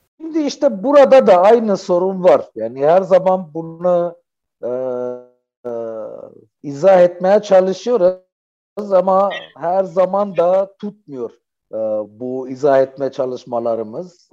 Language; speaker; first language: Turkish; non-native, fluent; Arabic